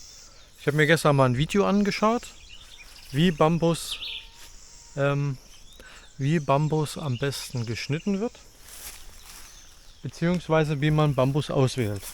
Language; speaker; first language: German; native; German